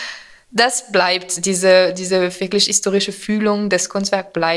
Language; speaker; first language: German; non-native, fluent; French